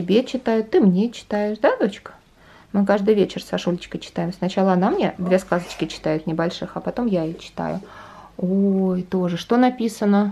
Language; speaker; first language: Russian; native; Russian